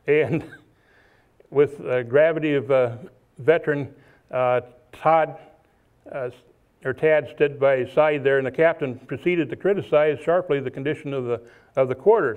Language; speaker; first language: English; native; English